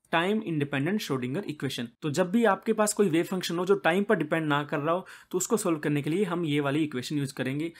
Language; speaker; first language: Hindi; native; Hindi